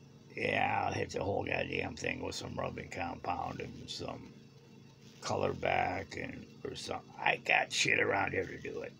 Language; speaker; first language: English; native; English